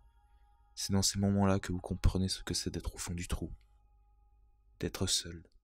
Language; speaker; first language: French; native; French